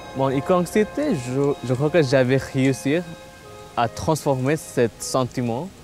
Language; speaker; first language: French; non-native, learner; Bangla